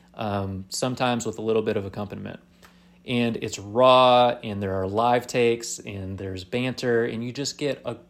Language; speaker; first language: English; native; English